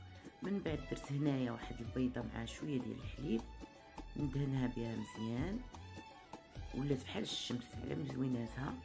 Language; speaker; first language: Arabic; native; Arabic